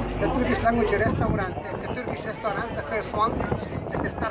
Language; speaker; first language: English; non-native, learner; Hungarian